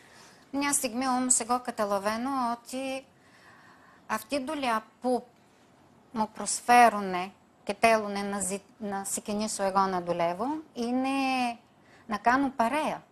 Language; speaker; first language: Greek; non-native, fluent; Bulgarian